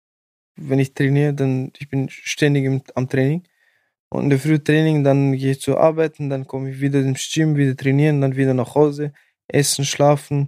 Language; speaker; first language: German; non-native, fluent; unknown